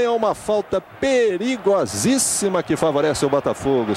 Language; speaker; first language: Portuguese; native; Portuguese